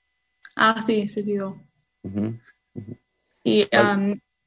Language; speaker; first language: Spanish; non-native, learner; English